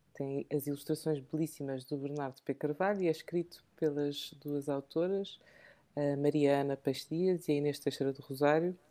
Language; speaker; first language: Portuguese; early bilingual, other home language; English